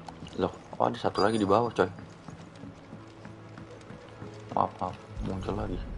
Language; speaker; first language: Indonesian; native; Indonesian